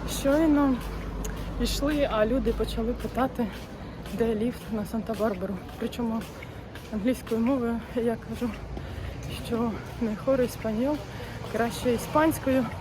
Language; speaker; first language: Ukrainian; non-native, local second language; Russian